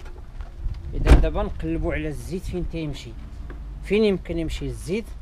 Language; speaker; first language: Arabic; native; Arabic